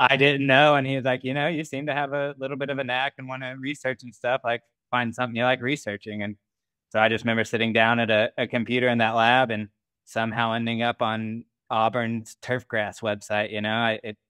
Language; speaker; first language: English; native; English